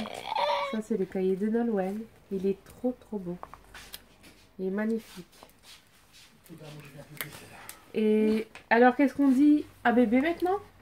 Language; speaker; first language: French; native; French